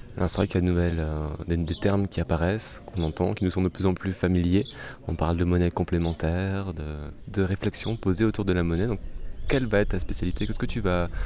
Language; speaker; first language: French; native; French